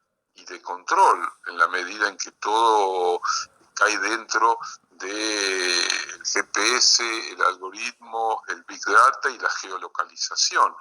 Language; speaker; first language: Spanish; native; Spanish